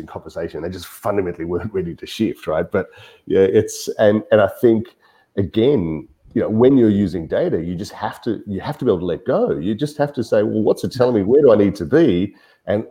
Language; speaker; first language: English; native; English